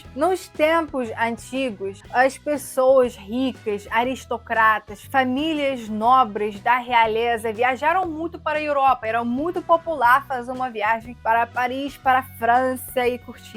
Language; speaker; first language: Portuguese; non-native, fluent; Russian